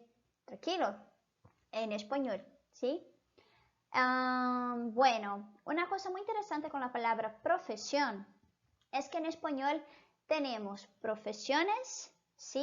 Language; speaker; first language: Spanish; non-native, fluent; Portuguese